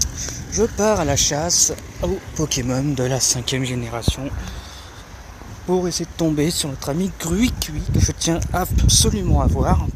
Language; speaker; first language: French; native; French